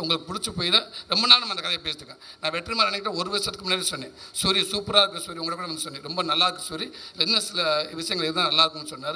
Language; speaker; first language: Tamil; native; Tamil